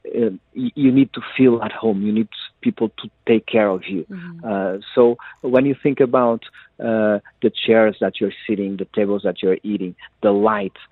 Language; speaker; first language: English; non-native, fluent; Portuguese